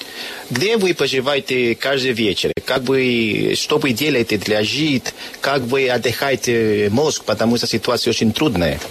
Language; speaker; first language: Russian; non-native, learner; Spanish